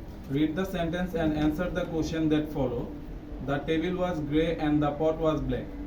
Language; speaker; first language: English; non-native, local second language; Bangla